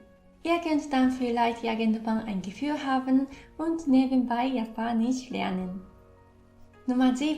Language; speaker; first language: German; non-native, fluent; Japanese